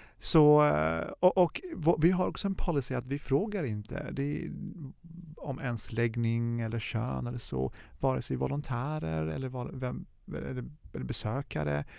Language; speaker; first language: Swedish; early bilingual, other home language; Arabic